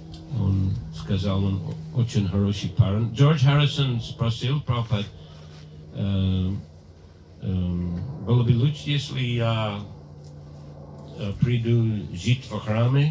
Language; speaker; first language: Russian; non-native, fluent; English